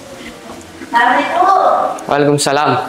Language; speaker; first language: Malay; early bilingual, heritage; Malay